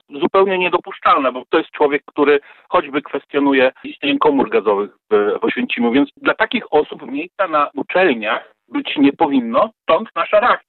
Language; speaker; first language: Polish; native; Polish